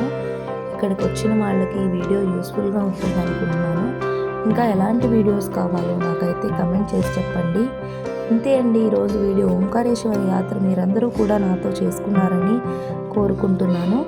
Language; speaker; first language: Telugu; native; Telugu